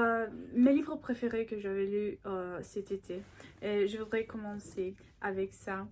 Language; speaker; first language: French; non-native, learner; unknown